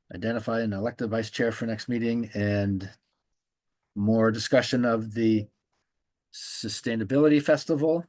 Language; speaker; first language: English; native; English